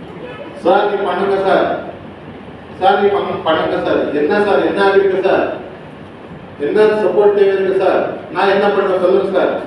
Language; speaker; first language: Tamil; non-native, learner; Kannada